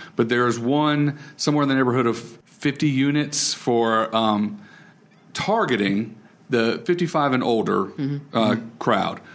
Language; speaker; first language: English; native; English